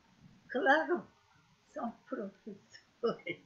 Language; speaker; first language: Portuguese; non-native, learner; Persian